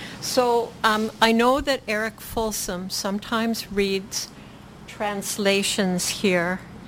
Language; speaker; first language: English; native; English